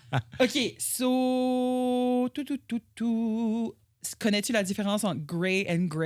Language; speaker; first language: French; native; French